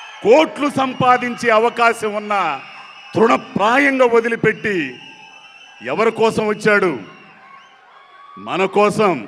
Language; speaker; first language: Telugu; native; Telugu